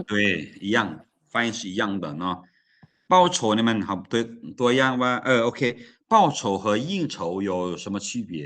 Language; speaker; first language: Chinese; non-native, fluent; Lao